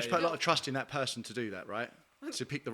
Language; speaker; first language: English; native; English